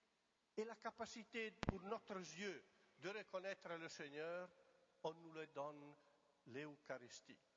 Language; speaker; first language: French; non-native, fluent; Italian